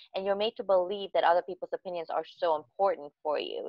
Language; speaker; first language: English; native; English